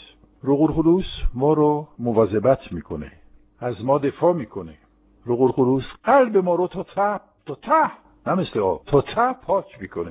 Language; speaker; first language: Persian; non-native, fluent; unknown